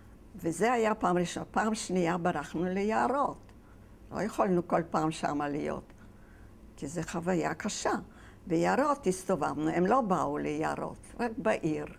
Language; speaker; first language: Hebrew; non-native, fluent; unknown